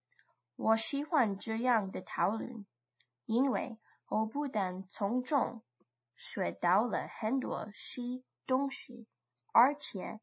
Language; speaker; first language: Chinese; non-native, learner; English